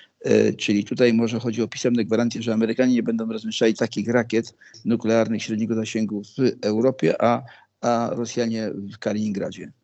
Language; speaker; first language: Polish; native; Polish